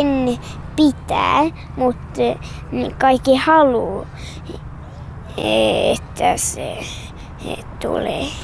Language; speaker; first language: Finnish; non-native, learner; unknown